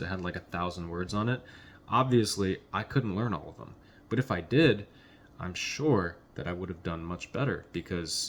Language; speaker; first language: English; native; English